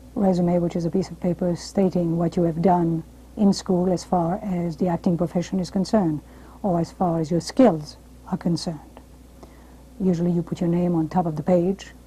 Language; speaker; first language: English; non-native, fluent; French